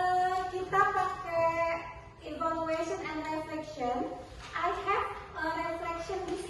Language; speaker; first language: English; non-native, fluent; Indonesian